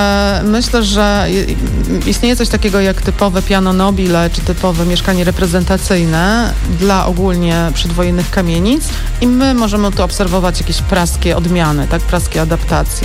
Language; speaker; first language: Polish; native; Polish